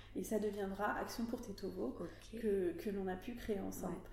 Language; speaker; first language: French; native; French